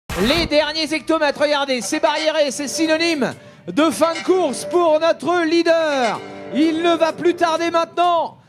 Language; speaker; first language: French; native; French